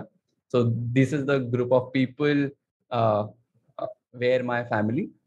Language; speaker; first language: English; non-native, local second language; Hindi